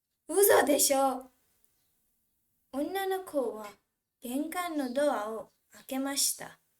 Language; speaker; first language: Japanese; non-native, fluent; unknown